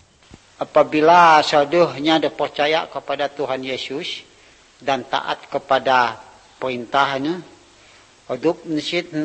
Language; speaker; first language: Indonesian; non-native, local second language; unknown